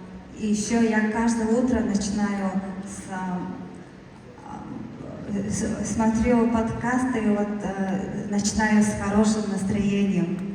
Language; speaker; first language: Russian; non-native, learner; Mongolian